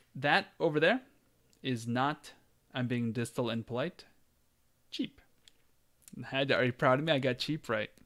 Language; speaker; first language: English; native; English